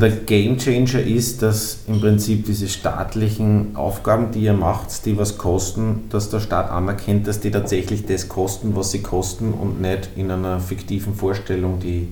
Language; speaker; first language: German; native; German